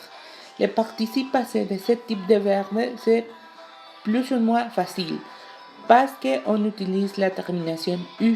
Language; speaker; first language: French; non-native, learner; Spanish